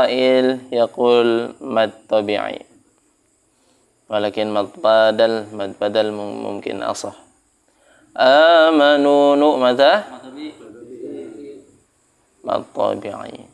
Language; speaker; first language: Arabic; non-native, fluent; Indonesian